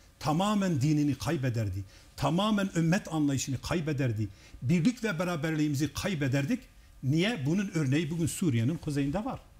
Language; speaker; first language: Turkish; non-native, local second language; Kurdish